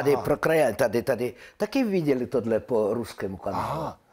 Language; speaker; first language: Czech; non-native, learner; Russian